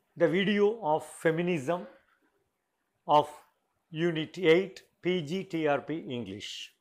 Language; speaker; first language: English; non-native, local second language; Tamil